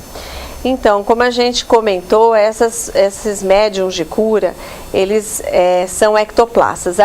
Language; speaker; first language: Portuguese; native; Portuguese